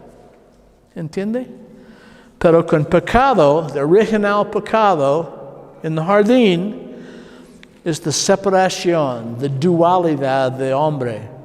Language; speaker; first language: Spanish; non-native, learner; English